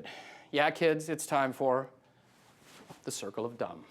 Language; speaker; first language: English; native; English